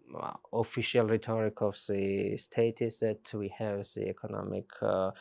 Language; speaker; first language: English; non-native, fluent; Georgian